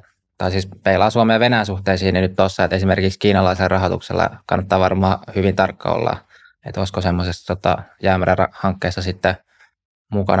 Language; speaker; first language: Finnish; native; Finnish